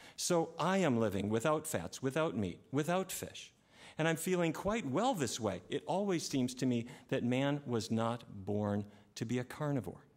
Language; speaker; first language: English; native; English